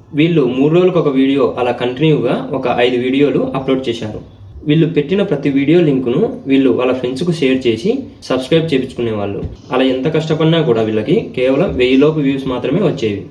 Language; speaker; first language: Telugu; native; Telugu